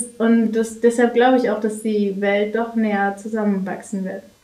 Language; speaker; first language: German; native; German